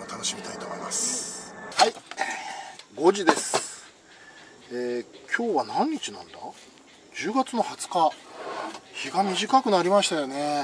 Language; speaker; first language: Japanese; native; Japanese